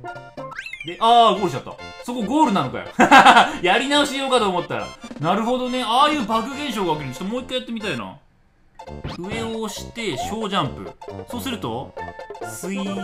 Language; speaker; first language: Japanese; native; Japanese